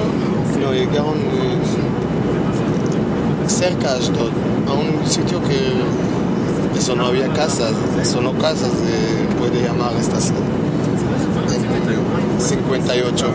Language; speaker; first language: Spanish; early bilingual, heritage; Hebrew